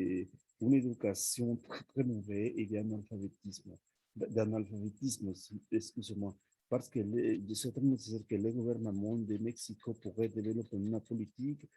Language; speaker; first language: French; non-native, learner; Spanish